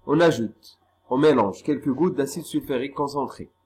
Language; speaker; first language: French; non-native, local second language; Arabic